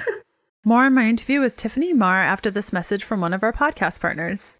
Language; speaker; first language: English; native; English